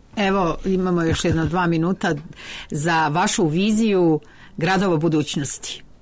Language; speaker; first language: Serbian; native; Serbian